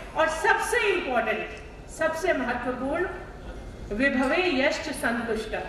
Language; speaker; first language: Hindi; native; Hindi